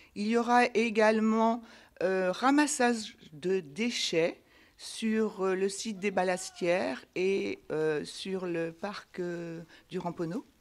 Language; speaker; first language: French; native; French